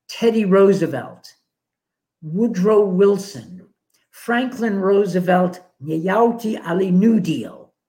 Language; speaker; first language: Polish; non-native, fluent; English